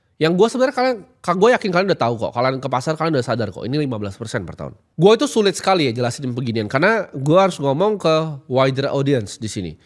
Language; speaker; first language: Indonesian; native; Indonesian